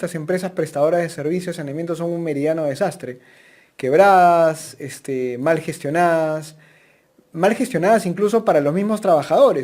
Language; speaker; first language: Spanish; native; Spanish